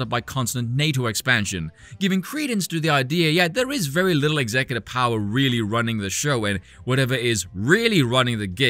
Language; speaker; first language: English; native; English